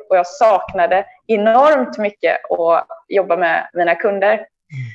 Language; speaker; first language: Swedish; native; Swedish